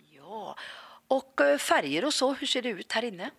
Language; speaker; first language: Swedish; native; Swedish